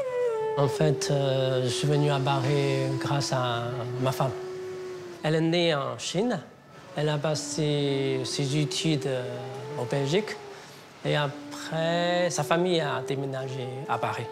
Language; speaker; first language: French; non-native, fluent; Chinese